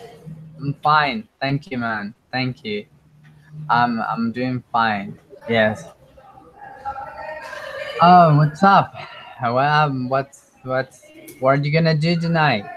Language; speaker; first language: English; non-native, fluent; Spanish